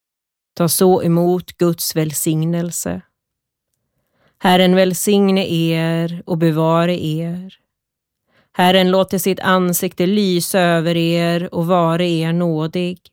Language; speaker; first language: Swedish; native; Swedish